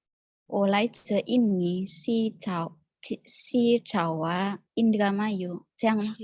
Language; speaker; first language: Chinese; non-native, learner; Indonesian